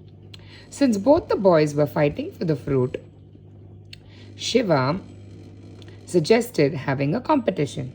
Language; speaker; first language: English; non-native, local second language; Tamil